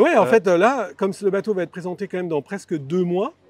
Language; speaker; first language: French; native; French